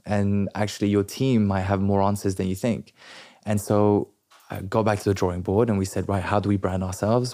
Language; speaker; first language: English; non-native, local second language; French